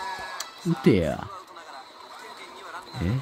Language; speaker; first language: Japanese; native; Japanese